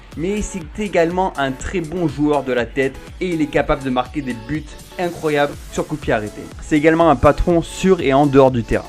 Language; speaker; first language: French; native; French